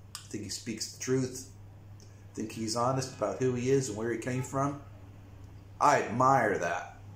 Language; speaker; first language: English; native; English